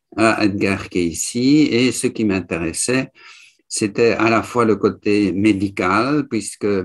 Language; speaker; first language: French; native; French